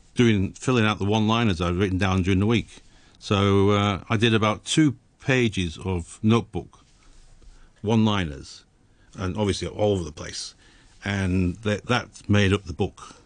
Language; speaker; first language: English; native; English